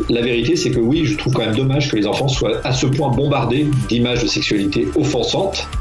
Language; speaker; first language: French; native; French